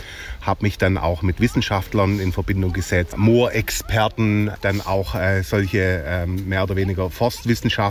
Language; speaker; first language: German; native; German